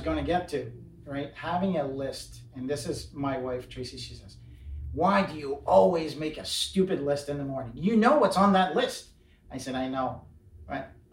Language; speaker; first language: English; native; English